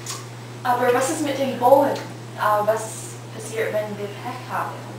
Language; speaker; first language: German; non-native, learner; English